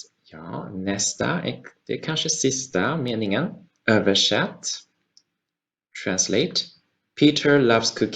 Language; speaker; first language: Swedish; non-native, fluent; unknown